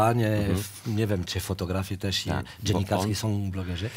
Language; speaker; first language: Polish; non-native, fluent; French